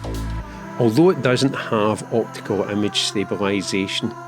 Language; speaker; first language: English; native; English